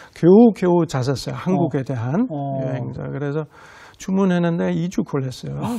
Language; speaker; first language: Korean; non-native, fluent; German